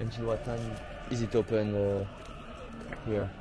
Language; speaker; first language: English; non-native, learner; French